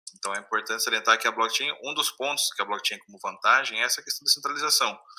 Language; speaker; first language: Portuguese; native; Portuguese